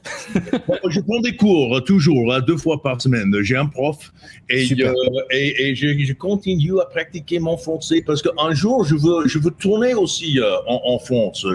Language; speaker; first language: French; non-native, fluent; English